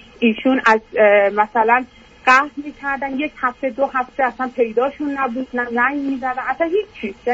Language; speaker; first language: Persian; native; Persian